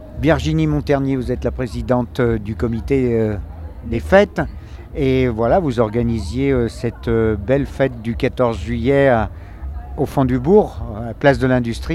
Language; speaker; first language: French; native; French